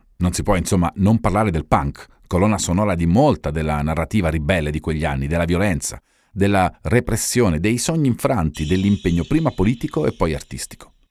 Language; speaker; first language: Italian; native; Italian